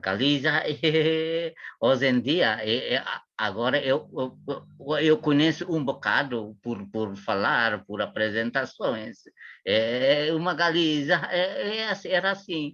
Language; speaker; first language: Portuguese; non-native, learner; Tetum